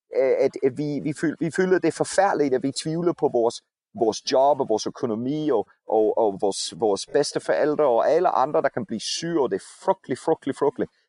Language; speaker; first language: Danish; non-native, fluent; English